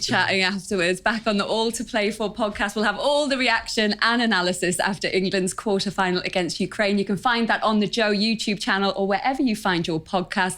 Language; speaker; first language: English; native; English